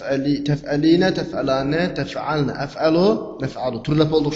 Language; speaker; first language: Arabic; non-native, fluent; Uyghur